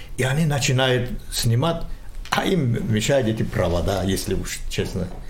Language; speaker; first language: Russian; non-native, local second language; Tajik